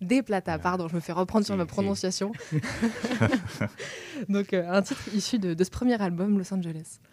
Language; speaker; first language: French; native; French